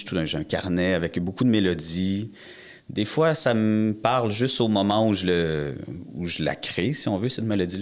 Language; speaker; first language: French; native; French